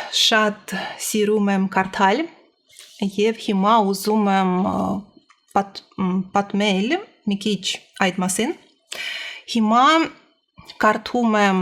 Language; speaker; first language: Armenian; non-native, learner; Russian